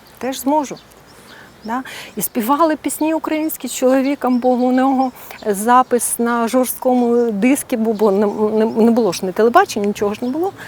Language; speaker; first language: Ukrainian; non-native, local second language; Russian